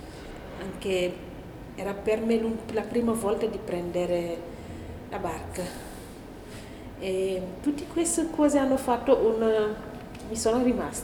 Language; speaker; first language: Italian; non-native, learner; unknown